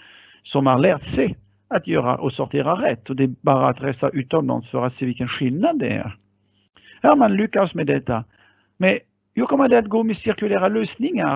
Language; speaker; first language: Swedish; non-native, fluent; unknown